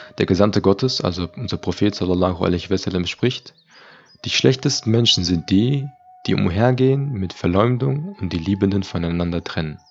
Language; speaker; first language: German; early bilingual, other home language; Turkish